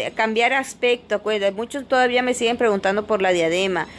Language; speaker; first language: Spanish; native; Spanish